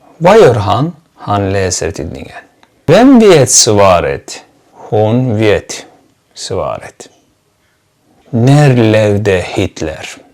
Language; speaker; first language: Swedish; non-native, fluent; Turkish